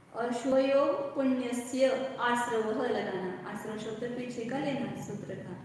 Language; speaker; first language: Hindi; non-native, local second language; Marathi